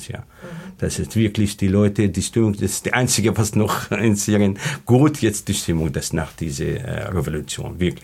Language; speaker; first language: German; non-native, learner; Arabic